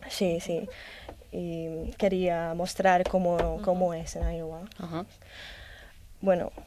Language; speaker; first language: Spanish; non-native, learner; English